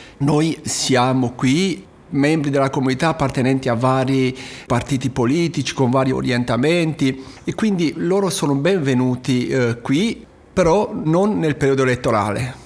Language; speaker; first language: Italian; non-native, fluent; Romanian